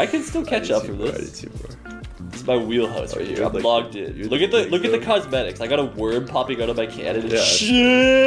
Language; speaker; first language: English; native; English